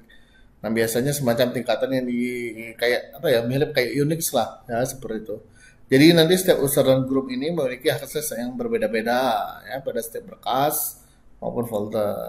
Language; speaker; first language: Indonesian; native; Indonesian